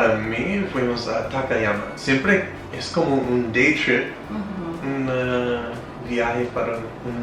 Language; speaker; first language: Spanish; non-native, fluent; English